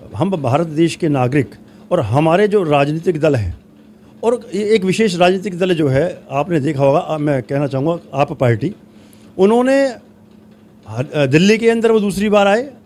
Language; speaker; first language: Hindi; native; Hindi